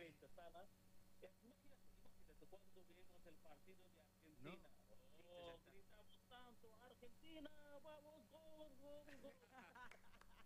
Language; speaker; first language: Spanish; non-native, fluent; Bangla